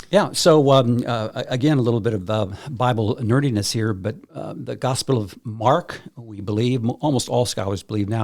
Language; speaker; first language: English; native; English